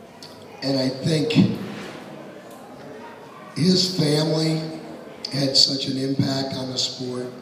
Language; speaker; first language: English; native; English